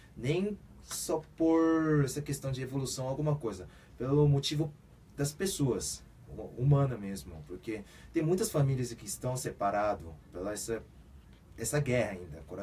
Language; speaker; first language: Portuguese; early bilingual, other home language; Korean